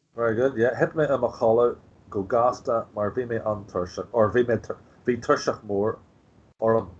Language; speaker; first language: Irish; non-native, local second language; English